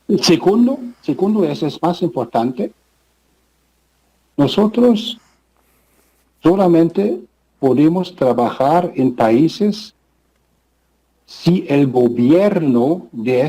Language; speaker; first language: Spanish; non-native, fluent; German